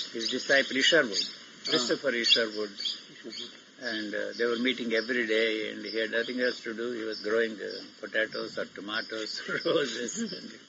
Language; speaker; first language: English; non-native, local second language; Telugu